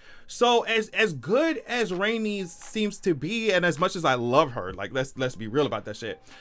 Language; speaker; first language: English; native; English